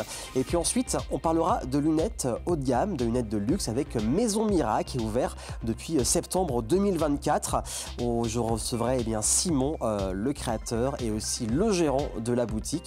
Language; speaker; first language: French; native; French